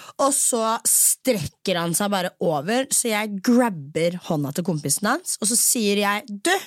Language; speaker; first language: Norwegian; early bilingual, other home language; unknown